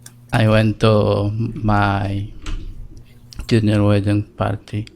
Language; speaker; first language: English; non-native, learner; Indonesian